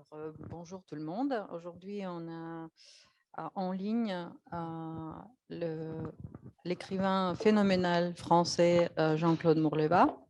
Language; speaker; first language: French; non-native, fluent; Russian